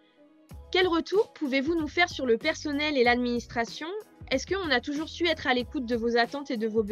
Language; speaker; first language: French; native; French